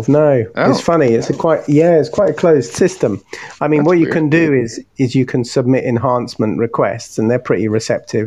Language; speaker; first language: English; native; English